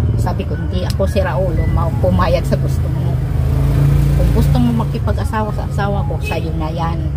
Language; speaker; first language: Filipino; non-native, local second language; Waray